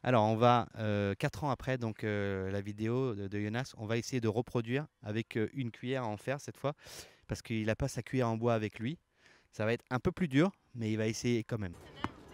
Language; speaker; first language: French; native; French